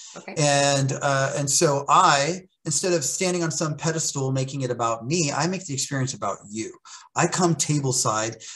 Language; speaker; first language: English; native; English